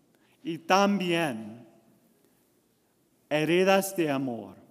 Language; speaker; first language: Spanish; non-native, learner; English